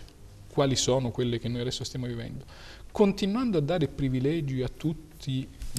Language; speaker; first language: Italian; native; Italian